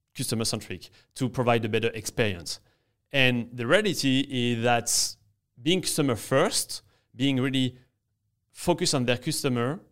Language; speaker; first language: English; non-native, fluent; French